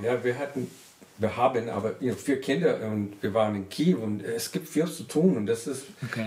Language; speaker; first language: German; non-native, learner; English